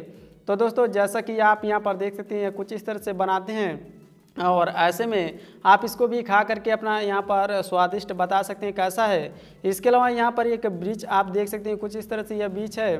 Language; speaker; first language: Hindi; native; Hindi